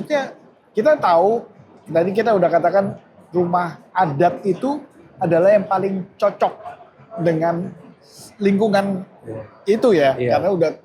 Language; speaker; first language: Indonesian; native; Indonesian